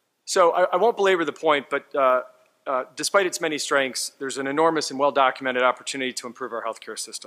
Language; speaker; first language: English; native; English